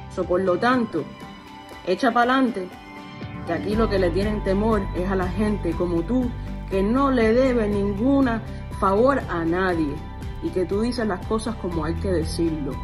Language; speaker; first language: Spanish; early bilingual, heritage; Spanish